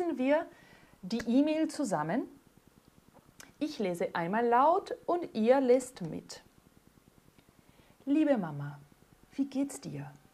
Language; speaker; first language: German; non-native, fluent; Portuguese